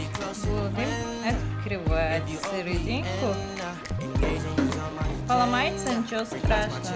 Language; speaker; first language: Russian; non-native, learner; Tajik